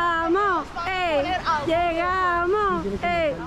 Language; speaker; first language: Spanish; native; Spanish